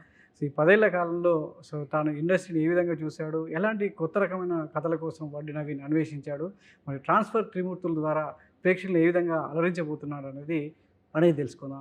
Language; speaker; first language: Telugu; native; Telugu